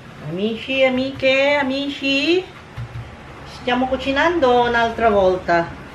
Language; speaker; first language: Italian; non-native, fluent; Filipino